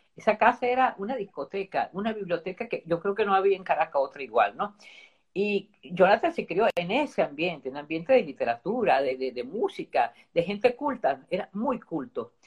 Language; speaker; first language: Spanish; early bilingual, other home language; Italian